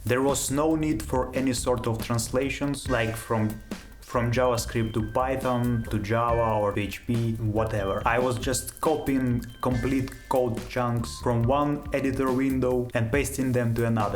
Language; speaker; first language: English; non-native, fluent; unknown